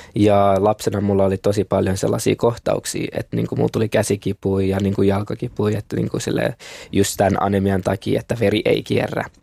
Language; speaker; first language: Finnish; early bilingual, other home language; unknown